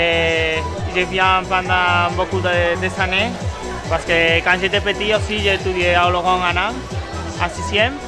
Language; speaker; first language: French; non-native, fluent; Spanish